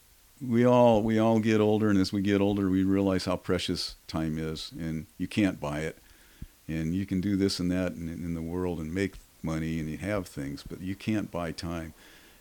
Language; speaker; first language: English; native; English